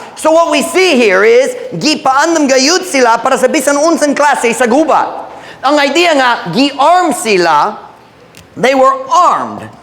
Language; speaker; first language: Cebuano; non-native, fluent; English